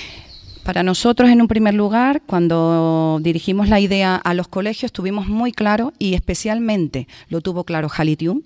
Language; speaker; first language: Spanish; native; Spanish